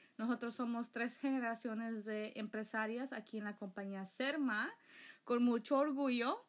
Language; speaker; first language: Spanish; early bilingual, heritage; Spanish